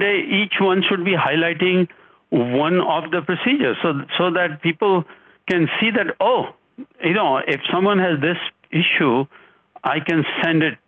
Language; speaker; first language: English; non-native, local second language; Hindi